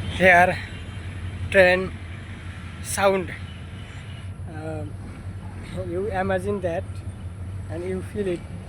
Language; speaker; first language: English; non-native, learner; Bangla